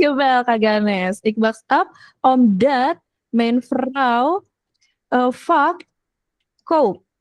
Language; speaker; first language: Dutch; non-native, fluent; Indonesian